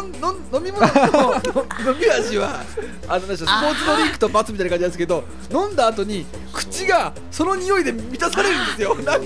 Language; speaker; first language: Japanese; native; Japanese